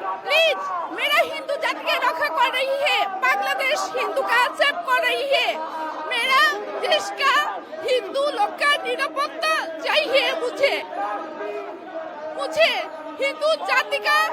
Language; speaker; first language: Hindi; non-native, local second language; Bangla